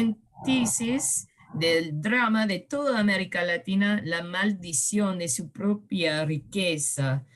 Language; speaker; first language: Spanish; early bilingual, heritage; Spanish